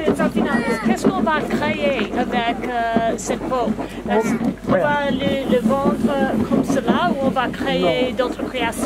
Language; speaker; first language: French; non-native, fluent; English